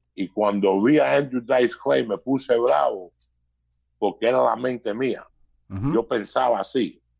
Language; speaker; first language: Spanish; early bilingual, heritage; Spanish